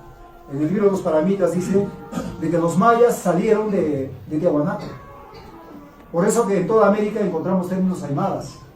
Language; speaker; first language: Spanish; native; Spanish